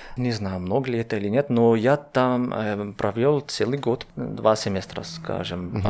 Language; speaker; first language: Russian; non-native, fluent; German